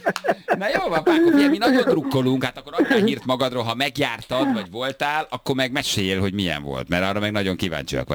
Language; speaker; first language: Hungarian; native; Hungarian